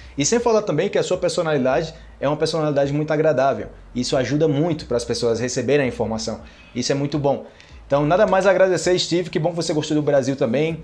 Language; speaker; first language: Portuguese; native; Portuguese